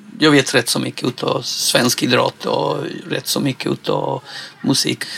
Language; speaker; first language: Swedish; non-native, fluent; Spanish